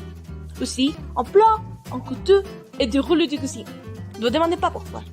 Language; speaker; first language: French; non-native, learner; Spanish